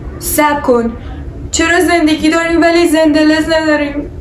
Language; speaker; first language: Persian; native; Persian